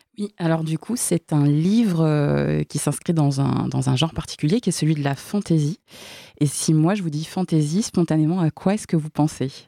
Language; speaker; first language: French; native; French